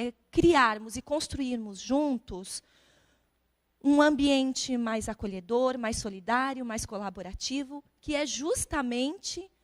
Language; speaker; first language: Portuguese; native; Portuguese